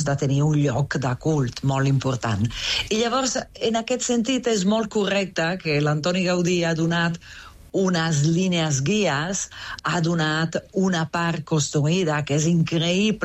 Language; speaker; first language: Catalan; non-native, fluent; Italian